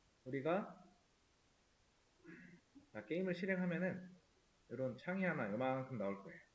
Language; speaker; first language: Korean; native; Korean